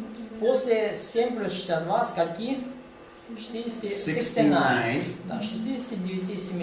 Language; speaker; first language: Russian; native; Russian